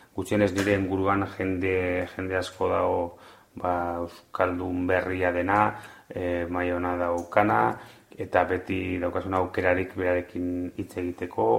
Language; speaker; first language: Basque; non-native, local second language; Spanish